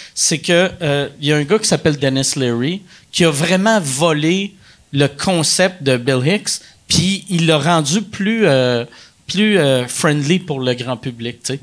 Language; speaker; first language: French; native; French